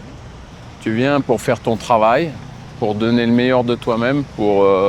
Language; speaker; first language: French; native; French